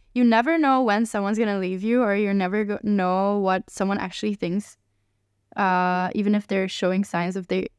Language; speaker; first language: English; non-native, fluent; Hungarian